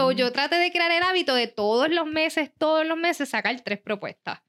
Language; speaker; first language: Spanish; native; Spanish